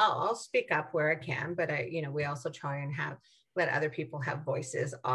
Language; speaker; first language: English; native; English